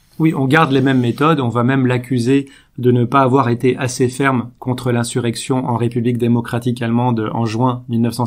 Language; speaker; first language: French; native; French